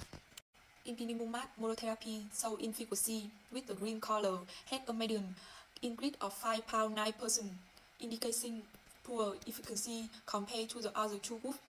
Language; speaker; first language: English; non-native, learner; Vietnamese